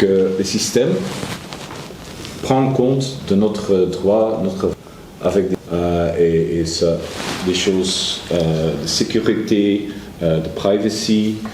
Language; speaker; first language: French; non-native, learner; Dutch